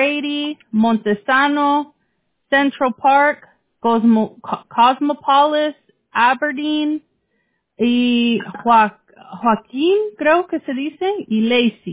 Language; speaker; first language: Spanish; early bilingual, heritage; Spanish